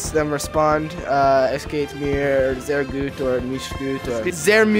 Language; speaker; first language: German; non-native, learner; English